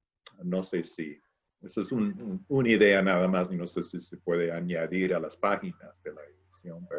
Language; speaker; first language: Spanish; non-native, fluent; English